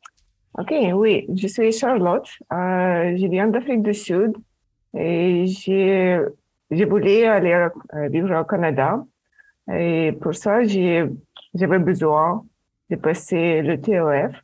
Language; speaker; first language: French; non-native, fluent; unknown